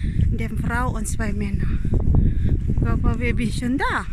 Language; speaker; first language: German; non-native, learner; Filipino